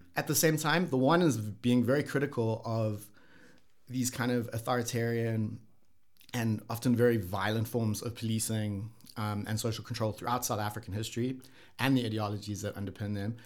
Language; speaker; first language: English; native; English